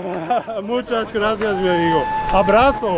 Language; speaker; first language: Spanish; non-native, learner; German